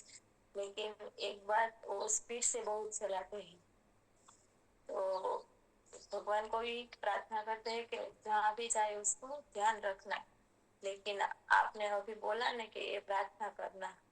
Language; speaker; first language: Hindi; native; Hindi